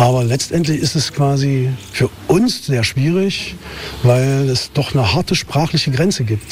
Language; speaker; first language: German; native; German